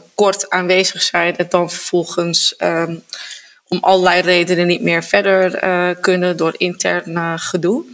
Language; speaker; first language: Dutch; native; Dutch